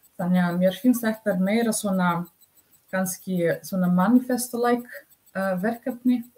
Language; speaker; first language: Icelandic; non-native, fluent; Russian